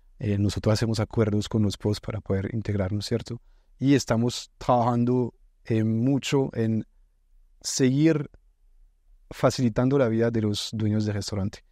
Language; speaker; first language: Spanish; non-native, fluent; French